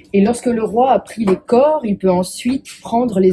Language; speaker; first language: French; native; French